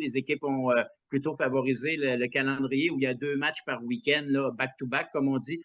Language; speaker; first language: French; native; French